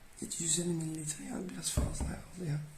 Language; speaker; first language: Turkish; non-native, learner; Dutch